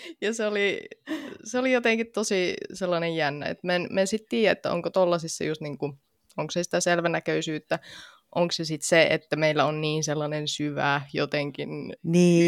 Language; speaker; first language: Finnish; native; Finnish